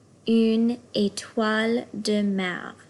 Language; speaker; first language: French; non-native, fluent; English